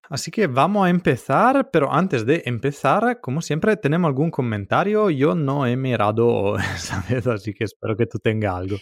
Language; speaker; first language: Spanish; non-native, fluent; Italian